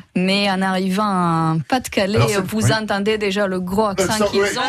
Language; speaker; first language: French; non-native, fluent; Romanian